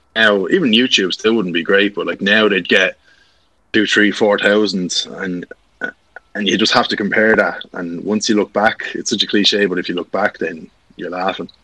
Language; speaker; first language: English; native; English